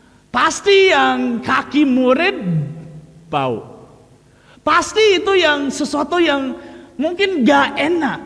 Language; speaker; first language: Indonesian; non-native, fluent; English